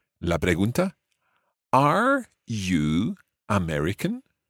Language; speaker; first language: English; native; English